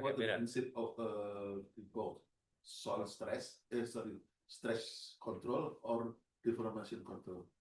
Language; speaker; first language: English; non-native, learner; Indonesian